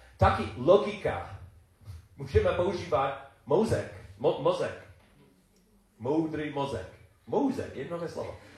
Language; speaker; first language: Czech; non-native, learner; English